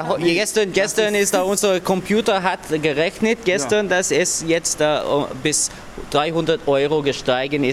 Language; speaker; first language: German; non-native, fluent; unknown